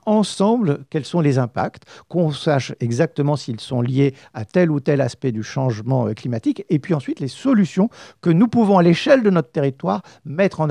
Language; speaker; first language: French; native; French